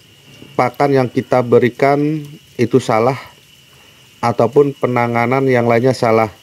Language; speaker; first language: Indonesian; native; Indonesian